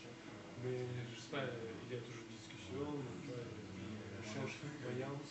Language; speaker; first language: French; non-native, fluent; Russian